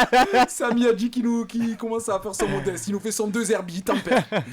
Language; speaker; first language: French; native; French